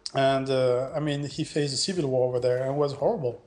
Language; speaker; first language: English; non-native, fluent; French